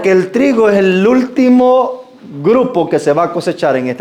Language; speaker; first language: Spanish; native; Spanish